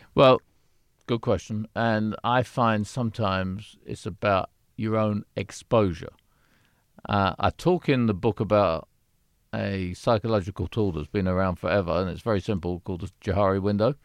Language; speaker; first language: English; native; English